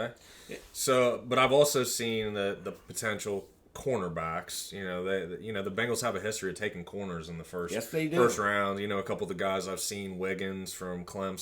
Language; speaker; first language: English; native; English